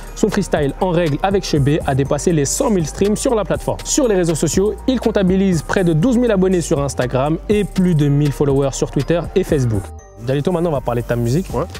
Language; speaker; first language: French; native; French